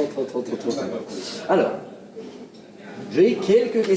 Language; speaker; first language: French; native; French